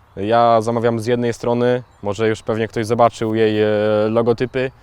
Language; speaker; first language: Polish; native; Polish